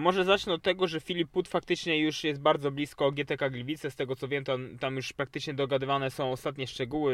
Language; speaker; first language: Polish; native; Polish